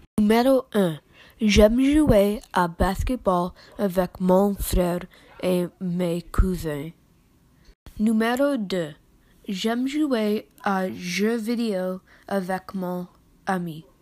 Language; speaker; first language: French; non-native, learner; English